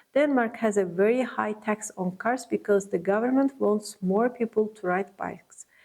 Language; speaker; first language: English; non-native, fluent; Azerbaijani